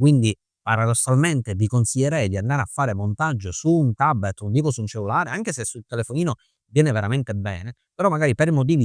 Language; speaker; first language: Italian; native; Italian